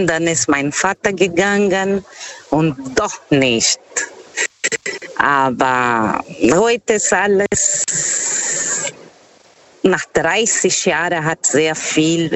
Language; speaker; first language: German; non-native, fluent; Portuguese